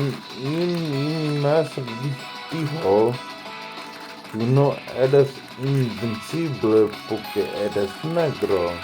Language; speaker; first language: Spanish; non-native, learner; English